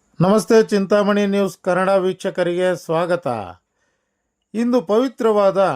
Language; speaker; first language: Kannada; native; Kannada